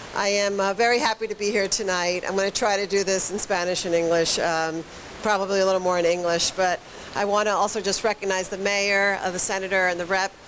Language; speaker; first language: English; early bilingual, other home language; Spanish